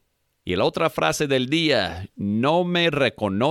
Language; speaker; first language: Spanish; non-native, fluent; English